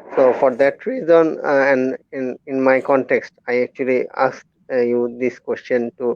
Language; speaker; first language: English; non-native, local second language; Bangla